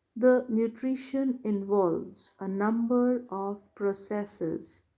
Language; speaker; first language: English; non-native, local second language; Hindi